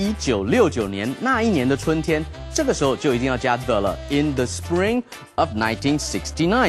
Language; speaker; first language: Chinese; native; Chinese